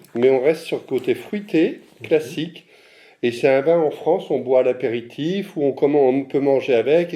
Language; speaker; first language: French; native; French